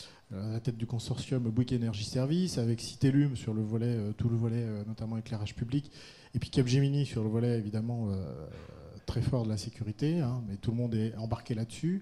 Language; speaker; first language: French; native; French